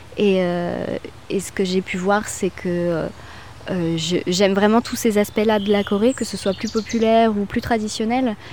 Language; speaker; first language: French; native; French